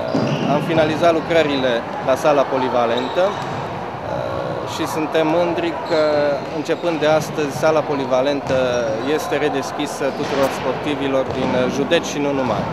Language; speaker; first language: Romanian; native; Romanian